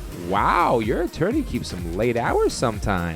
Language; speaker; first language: English; native; English